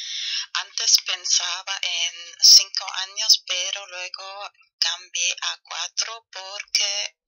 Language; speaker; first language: Spanish; non-native, fluent; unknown